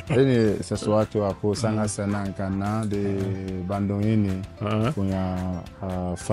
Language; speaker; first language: Indonesian; non-native, fluent; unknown